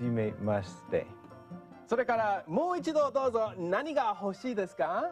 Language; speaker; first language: Japanese; non-native, fluent; English